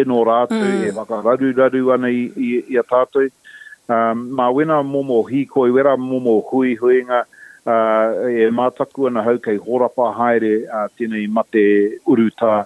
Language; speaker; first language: Māori; non-native, local second language; English